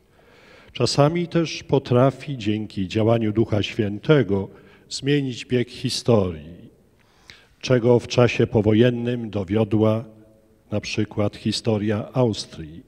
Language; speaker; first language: Polish; native; Polish